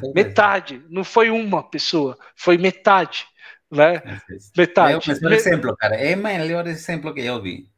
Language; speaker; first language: Portuguese; native; Portuguese